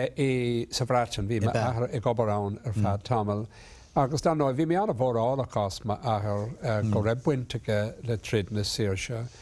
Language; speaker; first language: Irish; non-native, local second language; English